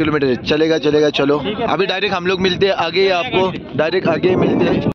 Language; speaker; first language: Hindi; non-native, local second language; Marathi